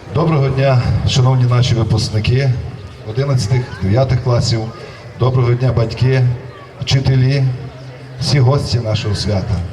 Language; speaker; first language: Ukrainian; native; Ukrainian